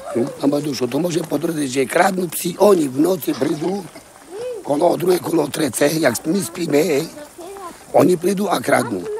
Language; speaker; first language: Slovak; non-native, local second language; Romany